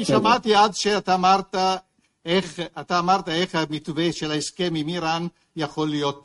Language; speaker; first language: Hebrew; non-native, fluent; Italian